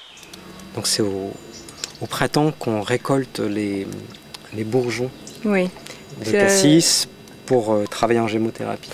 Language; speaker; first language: French; native; French